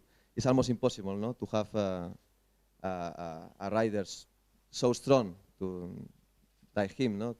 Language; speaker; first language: English; non-native, fluent; Spanish